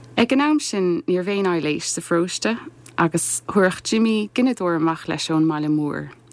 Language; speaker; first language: Irish; native; Irish